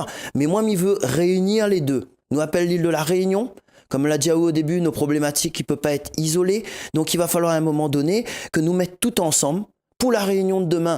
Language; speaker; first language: French; non-native, local second language; Réunion Creole French